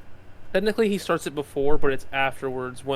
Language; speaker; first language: English; native; English